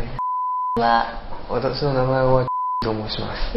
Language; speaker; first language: Japanese; non-native, learner; Chinese